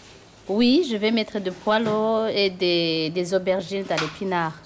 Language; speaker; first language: French; non-native, local second language; Rundi